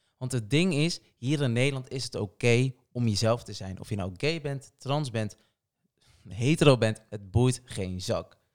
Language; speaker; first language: Dutch; early bilingual, other home language; Portuguese